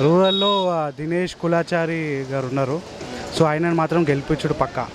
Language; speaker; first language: Telugu; non-native, local second language; Urdu